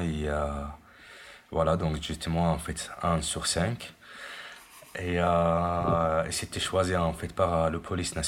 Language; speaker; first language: French; non-native, fluent; Arabic